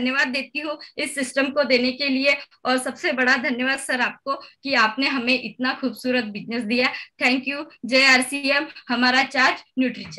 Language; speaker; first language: Hindi; native; Hindi